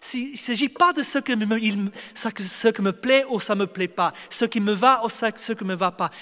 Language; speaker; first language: French; non-native, fluent; English